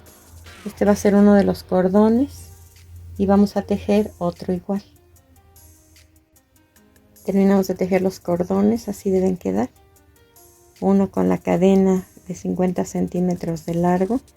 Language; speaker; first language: Spanish; native; Spanish